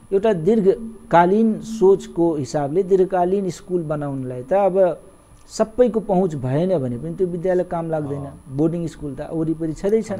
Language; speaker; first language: Nepali; non-native, local second language; Awadhi